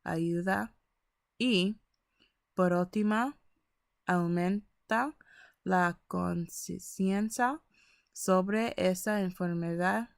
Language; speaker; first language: Spanish; early bilingual, other home language; English